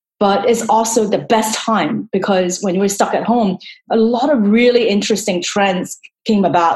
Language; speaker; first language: English; non-native, local second language; Cantonese